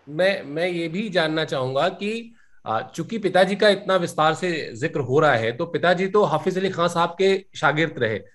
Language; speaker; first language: Hindi; native; Hindi